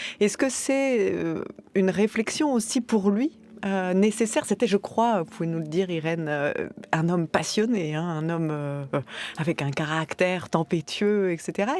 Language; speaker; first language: French; native; French